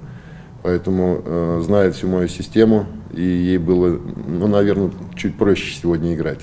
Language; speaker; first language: Russian; native; Russian